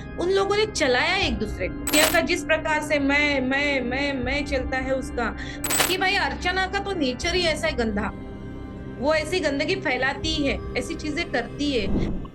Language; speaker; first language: Hindi; non-native, local second language; Marathi